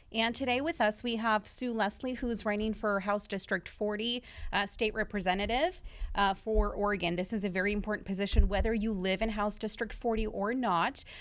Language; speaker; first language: English; early bilingual, other home language; Russian